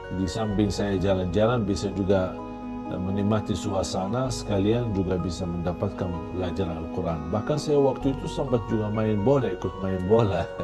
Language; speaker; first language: Indonesian; non-native, fluent; Arabic